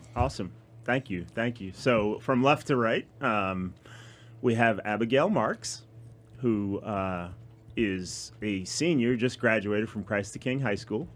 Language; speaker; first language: English; native; English